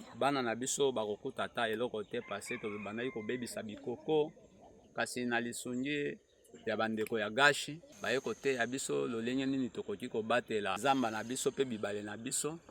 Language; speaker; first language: Lingala; native; Lingala